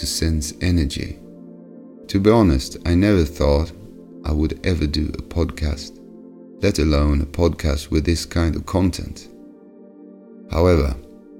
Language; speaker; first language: English; non-native, fluent; Swedish